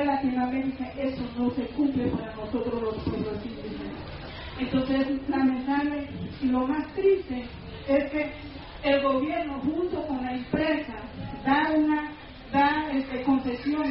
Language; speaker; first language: Spanish; non-native, local second language; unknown